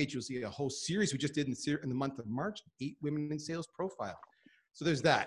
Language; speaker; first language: English; native; English